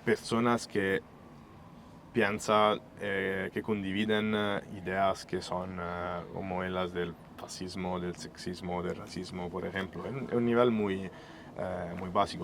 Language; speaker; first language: Spanish; non-native, fluent; Italian